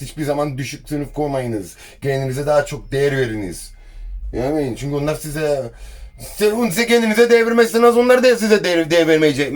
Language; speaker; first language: Turkish; early bilingual, heritage; Turkish